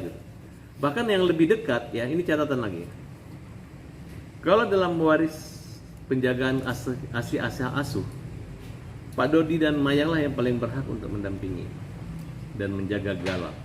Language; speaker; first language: Indonesian; native; Indonesian